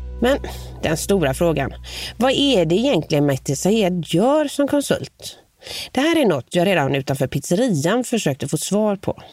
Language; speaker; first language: Swedish; native; Swedish